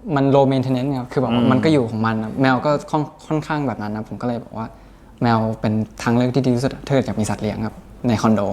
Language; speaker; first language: Thai; native; Thai